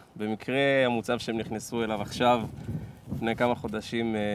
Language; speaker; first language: Hebrew; native; Hebrew